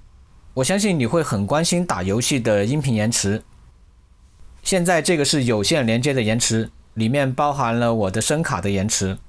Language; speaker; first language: Chinese; native; Chinese